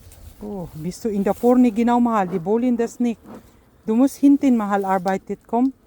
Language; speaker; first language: German; non-native, learner; Filipino